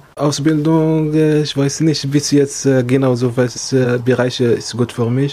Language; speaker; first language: German; non-native, learner; Arabic